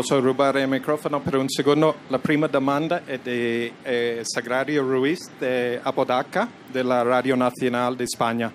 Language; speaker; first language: Italian; non-native, fluent; English